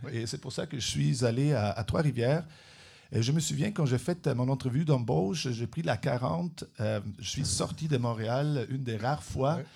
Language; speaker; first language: French; non-native, fluent; German